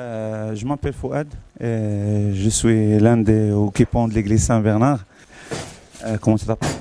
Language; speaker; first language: French; non-native, fluent; Spanish